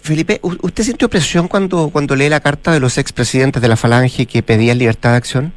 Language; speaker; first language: Spanish; native; Spanish